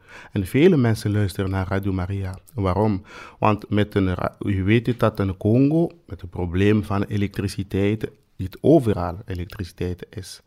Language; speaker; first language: Dutch; non-native, fluent; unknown